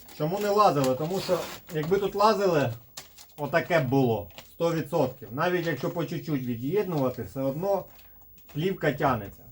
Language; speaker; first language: Ukrainian; native; Ukrainian